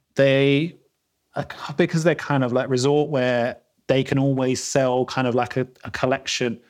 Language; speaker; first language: English; native; English